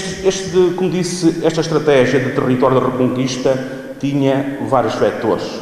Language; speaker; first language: Portuguese; native; Portuguese